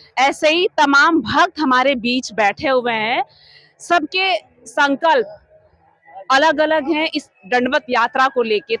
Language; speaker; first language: Hindi; native; Hindi